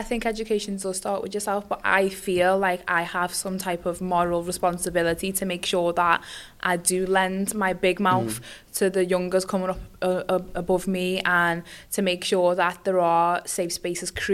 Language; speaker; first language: English; native; English